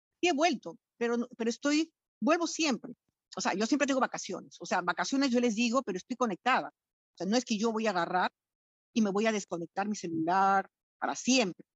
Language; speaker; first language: Spanish; native; Spanish